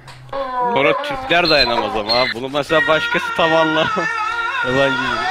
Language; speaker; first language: Turkish; native; Turkish